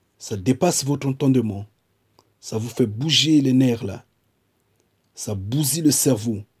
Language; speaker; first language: French; non-native, local second language; Kongo